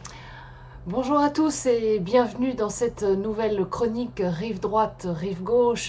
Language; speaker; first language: French; native; French